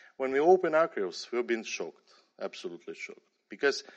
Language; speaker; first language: English; non-native, fluent; Ukrainian